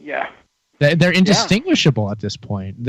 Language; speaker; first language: English; native; English